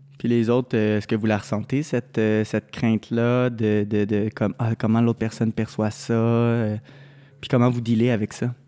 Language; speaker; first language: French; native; French